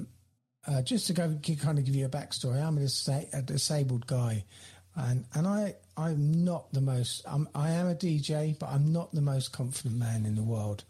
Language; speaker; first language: English; native; English